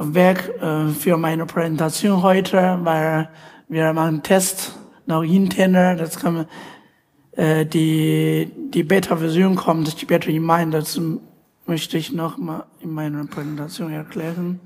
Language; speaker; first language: German; non-native, learner; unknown